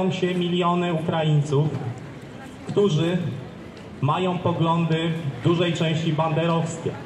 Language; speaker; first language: Polish; native; Polish